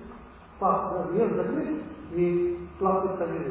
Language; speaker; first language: Russian; non-native, learner; Tibetan